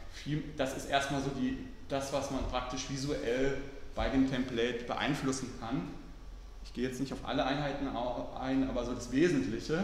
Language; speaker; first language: German; native; German